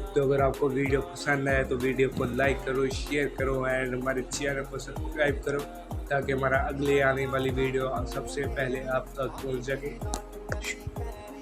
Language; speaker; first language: Urdu; non-native, local second language; Punjabi